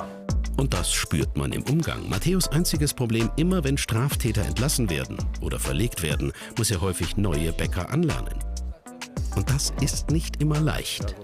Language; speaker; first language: German; native; German